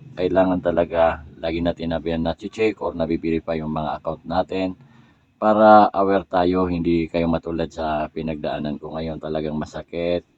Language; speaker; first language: Filipino; non-native, local second language; Maranao